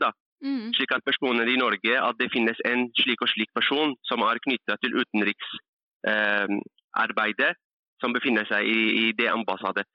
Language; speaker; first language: Norwegian; early bilingual, other home language; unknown